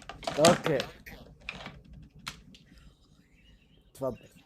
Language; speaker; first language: Arabic; native; Arabic